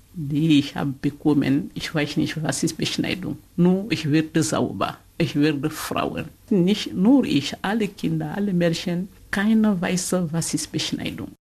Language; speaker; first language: German; non-native, learner; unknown